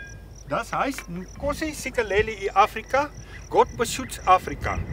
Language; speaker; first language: German; non-native, fluent; Afrikaans